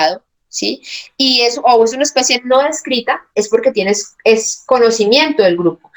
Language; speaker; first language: Spanish; native; Spanish